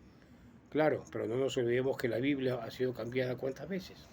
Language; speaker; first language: Spanish; native; Spanish